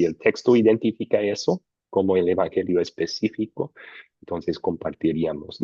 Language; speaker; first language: Spanish; non-native, fluent; English